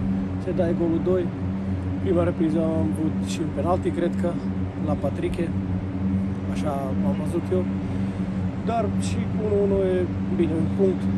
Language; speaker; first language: Romanian; non-native, learner; Macedonian